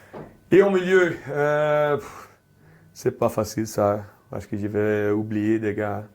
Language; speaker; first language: French; non-native, local second language; Dutch